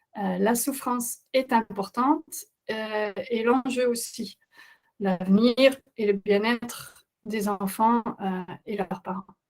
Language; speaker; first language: French; non-native, fluent; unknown